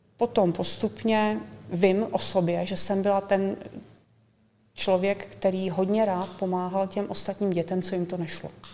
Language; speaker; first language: Czech; native; Czech